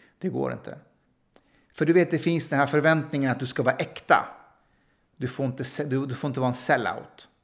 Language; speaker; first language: Swedish; early bilingual, other home language; Persian